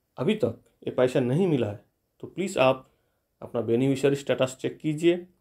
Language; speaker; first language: Hindi; non-native, local second language; Bangla